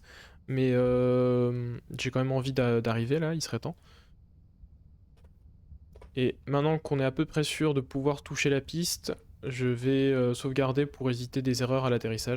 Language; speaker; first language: French; native; French